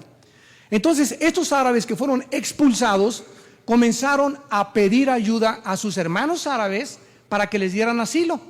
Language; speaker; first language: Spanish; native; Spanish